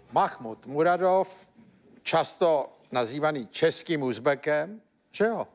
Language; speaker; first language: Czech; native; Czech